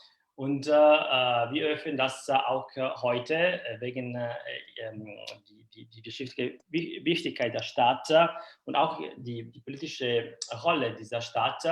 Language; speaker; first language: German; non-native, learner; Italian